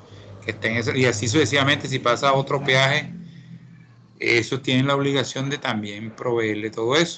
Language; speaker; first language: Spanish; native; Spanish